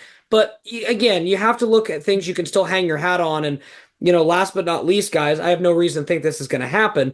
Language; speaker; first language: English; native; English